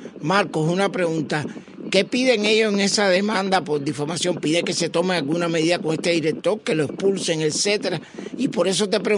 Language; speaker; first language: Spanish; native; Spanish